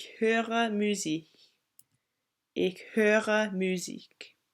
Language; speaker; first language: German; non-native, fluent; English